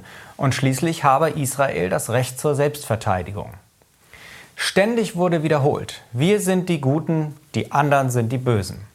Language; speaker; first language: German; native; German